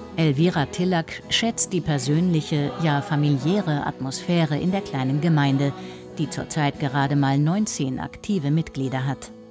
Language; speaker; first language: German; native; German